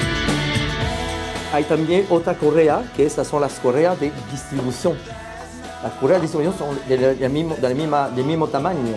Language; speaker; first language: Spanish; non-native, fluent; French